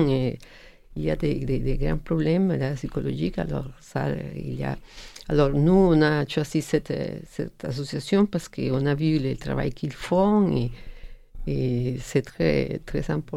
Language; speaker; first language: French; non-native, learner; Spanish